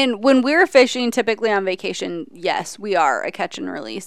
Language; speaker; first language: English; native; English